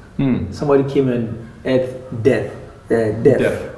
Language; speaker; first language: English; non-native, local second language; Akan